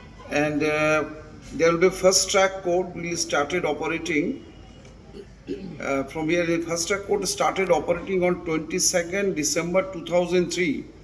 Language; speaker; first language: English; non-native, local second language; Bangla